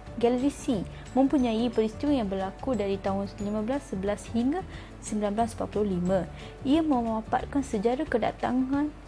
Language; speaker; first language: Malay; non-native, local second language; Tamil